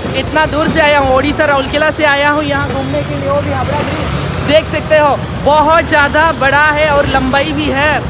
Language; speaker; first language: Hindi; non-native, local second language; Sadri